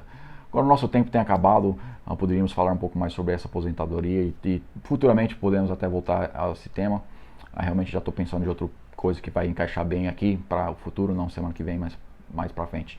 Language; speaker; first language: Portuguese; non-native, fluent; English